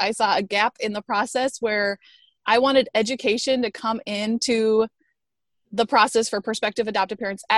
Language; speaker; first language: English; native; English